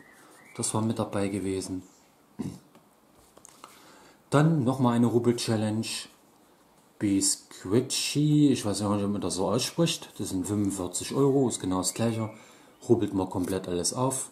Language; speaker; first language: German; native; German